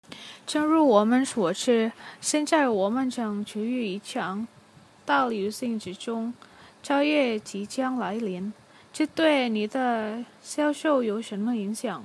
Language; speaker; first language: Chinese; non-native, learner; Indonesian